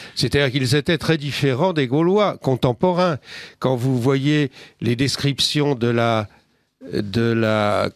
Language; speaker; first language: French; native; French